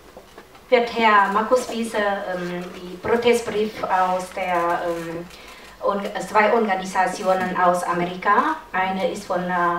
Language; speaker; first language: German; non-native, learner; Lao